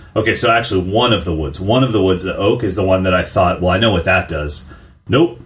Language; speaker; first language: English; native; English